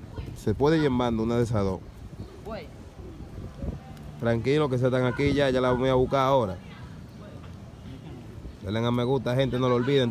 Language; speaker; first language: Spanish; native; Spanish